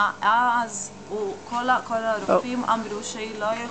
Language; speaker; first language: Hebrew; non-native, learner; English